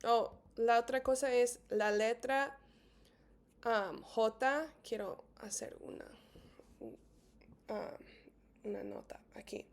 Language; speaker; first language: Spanish; non-native, fluent; English